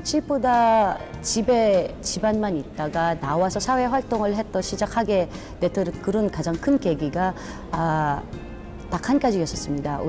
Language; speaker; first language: Korean; non-native, fluent; Filipino